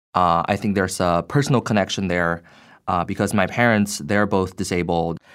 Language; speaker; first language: English; non-native, fluent; Chinese